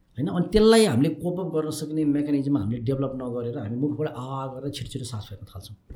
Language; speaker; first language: Nepali; native; Nepali